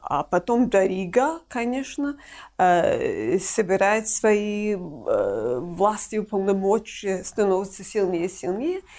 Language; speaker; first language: Russian; non-native, fluent; English